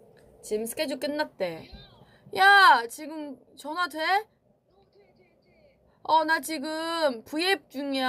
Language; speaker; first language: Korean; non-native, fluent; Chinese